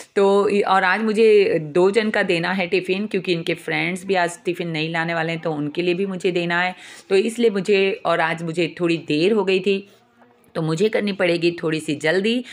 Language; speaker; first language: Hindi; non-native, local second language; Gujarati